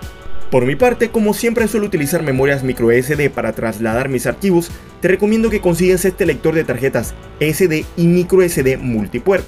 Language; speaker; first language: Spanish; native; Spanish